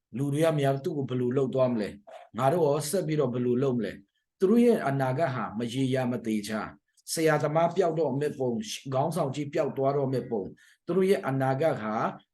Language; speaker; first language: Burmese; non-native, local second language; Tedim Chin